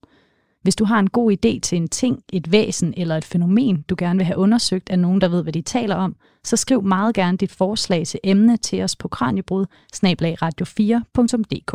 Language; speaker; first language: Danish; native; Danish